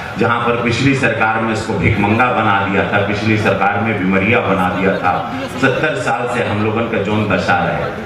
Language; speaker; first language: Hindi; native; Hindi